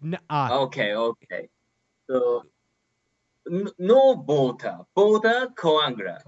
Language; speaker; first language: English; non-native, learner; Japanese